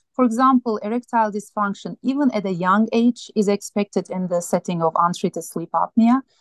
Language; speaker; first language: English; non-native, fluent; Turkish